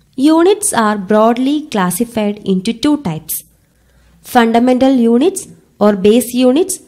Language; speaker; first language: English; non-native, local second language; Malayalam